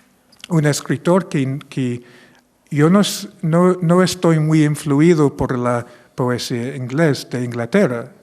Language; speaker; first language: Spanish; non-native, fluent; English